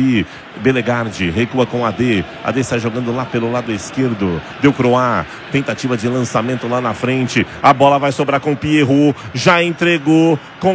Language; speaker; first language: Portuguese; native; Portuguese